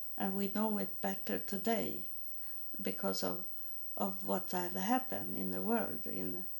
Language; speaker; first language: English; non-native, learner; Swedish